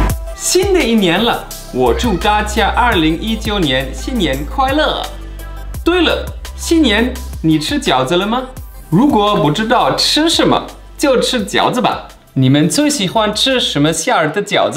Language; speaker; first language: Chinese; non-native, fluent; German